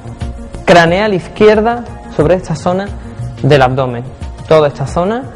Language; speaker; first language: Spanish; native; Spanish